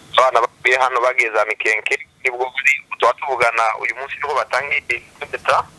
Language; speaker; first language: Kinyarwanda; native; Kinyarwanda